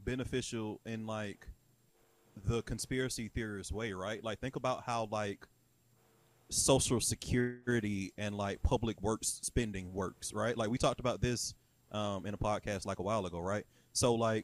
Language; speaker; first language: English; native; English